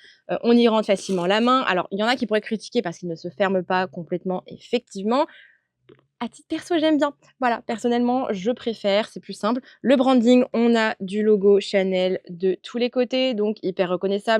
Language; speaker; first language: French; native; French